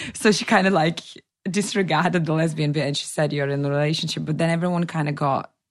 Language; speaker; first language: English; non-native, fluent; Russian